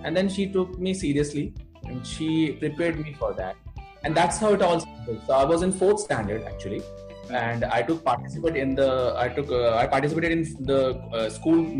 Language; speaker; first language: English; non-native, local second language; Bangla